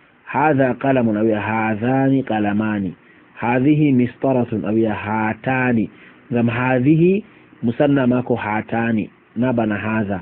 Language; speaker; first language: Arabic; non-native, fluent; Fula